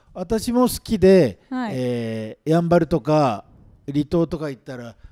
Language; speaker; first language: Japanese; native; Japanese